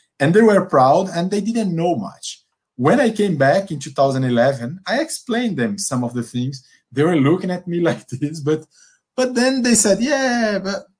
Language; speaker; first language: English; non-native, fluent; Portuguese